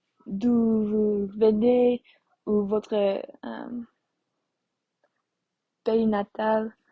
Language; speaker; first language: French; non-native, learner; English